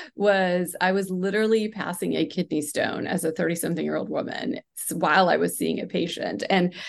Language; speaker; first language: English; non-native, local second language; Hindi